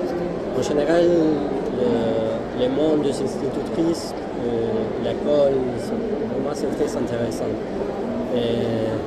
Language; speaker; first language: French; non-native, fluent; Spanish